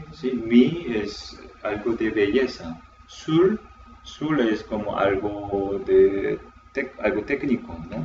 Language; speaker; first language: Spanish; non-native, fluent; Korean